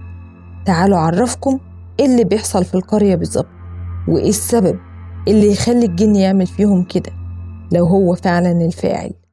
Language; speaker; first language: Arabic; native; Arabic